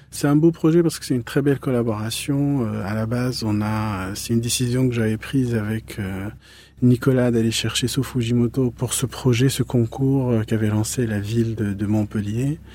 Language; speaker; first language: French; non-native, local second language; Arabic